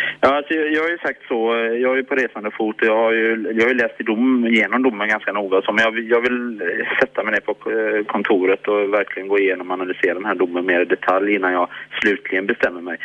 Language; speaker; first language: Swedish; native; Swedish